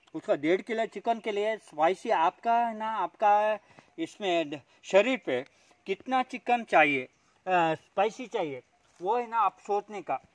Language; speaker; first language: Hindi; non-native, local second language; Kannada